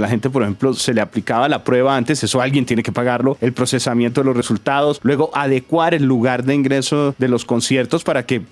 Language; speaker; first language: Spanish; native; Spanish